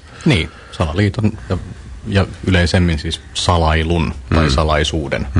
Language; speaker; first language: Finnish; native; Finnish